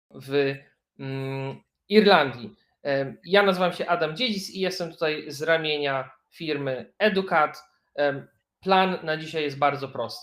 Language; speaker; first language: Polish; native; Polish